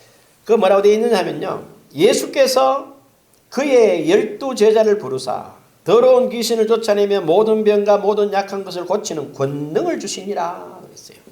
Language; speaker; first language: Korean; native; Korean